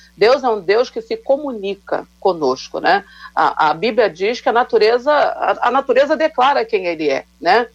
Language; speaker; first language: Portuguese; native; Portuguese